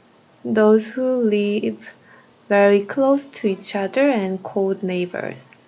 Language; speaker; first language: English; non-native, learner; Korean